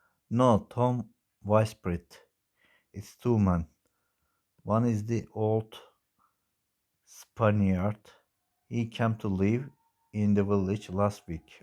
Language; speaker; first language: English; non-native, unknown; Turkish